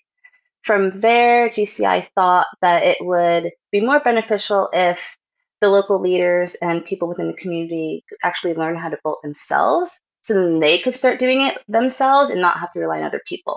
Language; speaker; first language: English; native; English